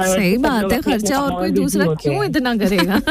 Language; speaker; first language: Hindi; native; Hindi